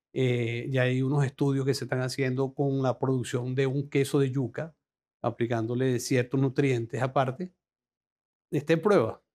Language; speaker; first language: Spanish; native; Spanish